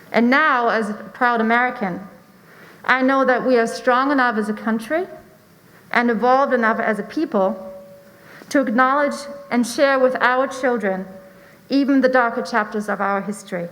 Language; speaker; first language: English; non-native, fluent; German